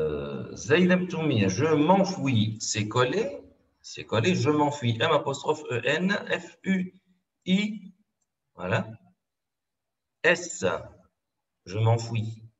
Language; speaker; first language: French; non-native, local second language; Arabic